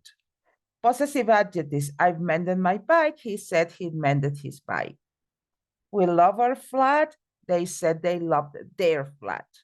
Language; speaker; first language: English; non-native, fluent; Spanish